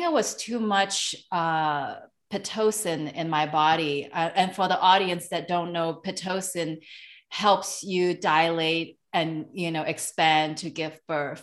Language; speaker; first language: English; non-native, local second language; Cantonese